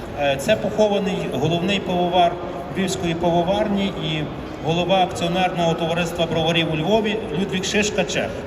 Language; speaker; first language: Ukrainian; native; Ukrainian